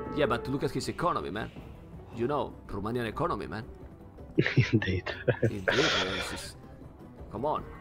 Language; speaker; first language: English; non-native, fluent; Spanish